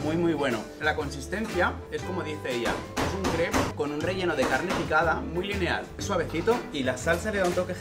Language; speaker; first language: Spanish; native; Spanish